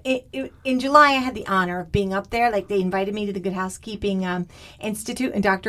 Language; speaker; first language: English; non-native, fluent; Turkish